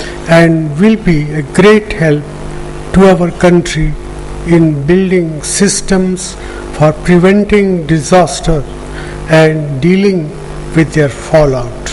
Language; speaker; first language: English; non-native, local second language; Punjabi